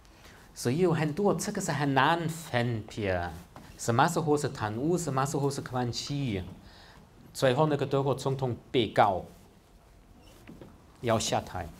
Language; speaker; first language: Chinese; non-native, fluent; German